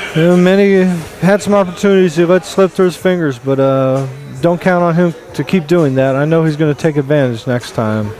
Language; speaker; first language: English; native; English